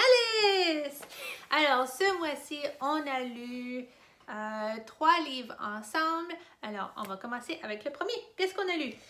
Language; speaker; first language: French; non-native, fluent; English